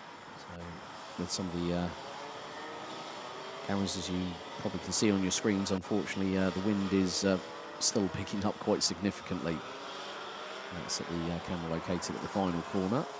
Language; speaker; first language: English; non-native, fluent; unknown